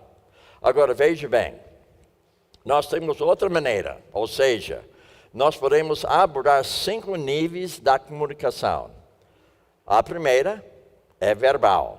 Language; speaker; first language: Portuguese; non-native, fluent; English